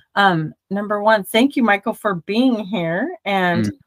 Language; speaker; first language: English; native; English